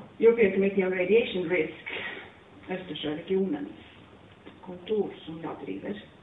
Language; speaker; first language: Swedish; non-native, fluent; Latvian